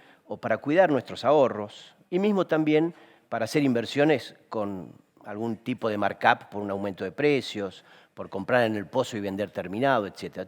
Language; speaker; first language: Spanish; native; Spanish